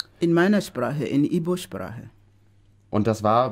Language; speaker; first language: German; non-native, fluent; Igbo